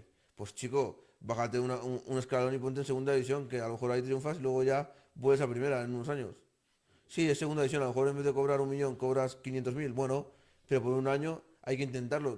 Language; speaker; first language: Spanish; native; Spanish